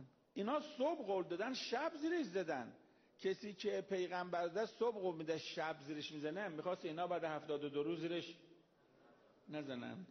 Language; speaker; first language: Persian; native; Persian